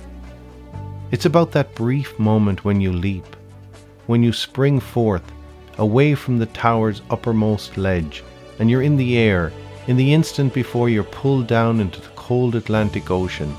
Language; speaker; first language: English; native; English